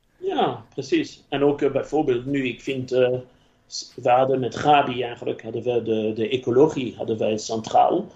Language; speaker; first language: Dutch; non-native, fluent; French